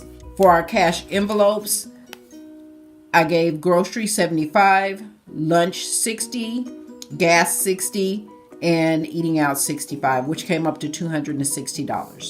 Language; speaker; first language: English; native; English